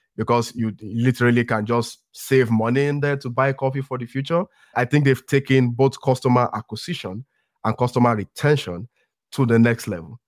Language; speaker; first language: English; non-native, local second language; Yoruba